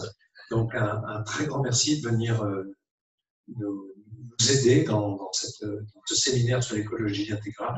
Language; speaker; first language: French; native; French